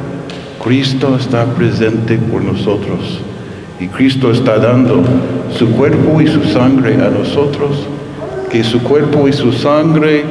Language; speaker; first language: Spanish; non-native, fluent; English